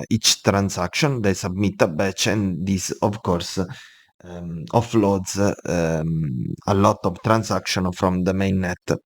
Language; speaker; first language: English; non-native, fluent; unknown